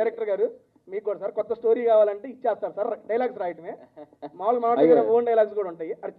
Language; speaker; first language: Telugu; native; Telugu